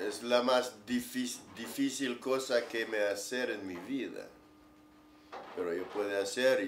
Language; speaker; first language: Spanish; non-native, learner; English